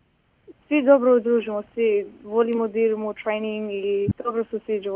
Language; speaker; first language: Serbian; early bilingual, heritage; Croatian